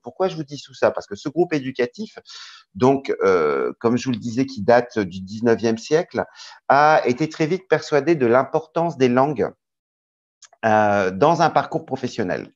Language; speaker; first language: French; native; French